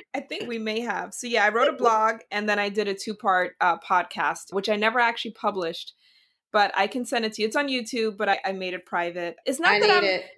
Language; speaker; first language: English; early bilingual, other home language; Dutch